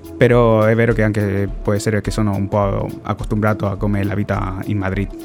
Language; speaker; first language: Italian; non-native, learner; Spanish